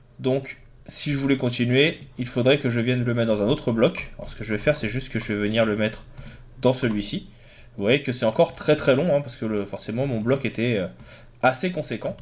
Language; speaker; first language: French; native; French